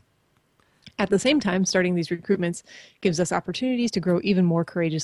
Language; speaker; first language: English; native; English